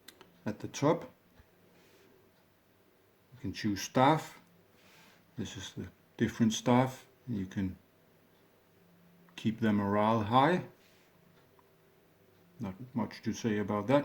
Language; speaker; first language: English; non-native, fluent; Danish